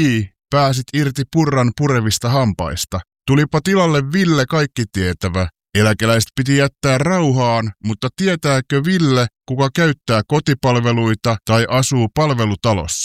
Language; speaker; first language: Finnish; native; Finnish